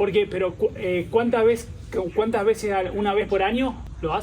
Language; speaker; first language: Spanish; native; Spanish